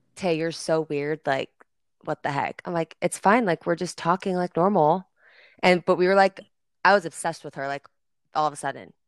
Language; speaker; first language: English; native; English